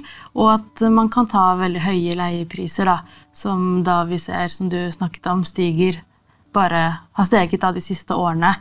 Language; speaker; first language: Norwegian; native; Norwegian